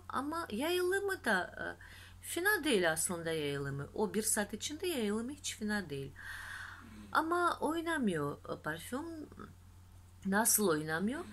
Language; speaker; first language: Turkish; non-native, fluent; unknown